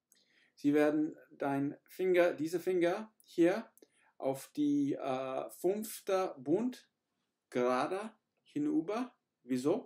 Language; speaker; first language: German; non-native, learner; English